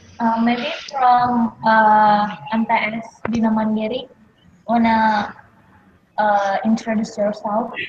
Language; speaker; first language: English; non-native, learner; Indonesian